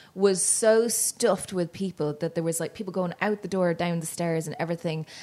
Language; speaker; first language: English; native; English